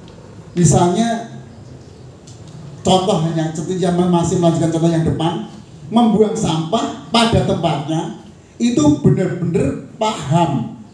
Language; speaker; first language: Indonesian; native; Indonesian